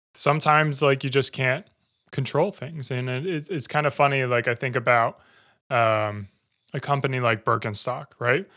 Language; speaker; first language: English; native; English